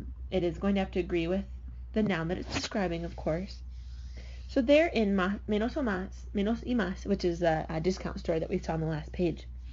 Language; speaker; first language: English; native; English